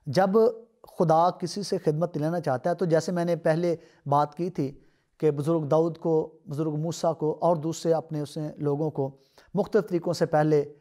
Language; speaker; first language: Urdu; non-native, local second language; Punjabi